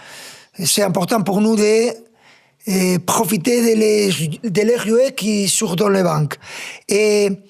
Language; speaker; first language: French; non-native, fluent; Spanish